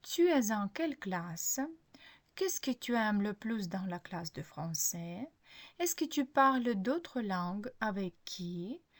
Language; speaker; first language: French; non-native, fluent; Ukrainian